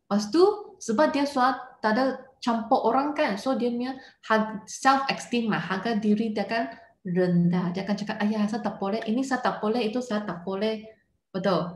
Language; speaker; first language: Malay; non-native, local second language; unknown